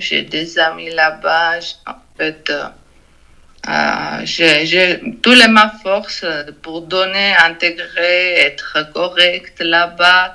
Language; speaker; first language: French; non-native, learner; Georgian